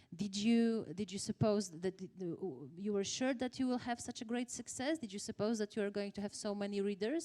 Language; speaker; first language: English; non-native, fluent; Polish